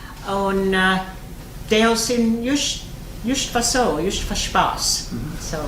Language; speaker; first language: German; early bilingual, heritage; Pennsylvania German